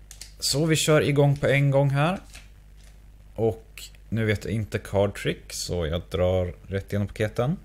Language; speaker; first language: Swedish; native; Swedish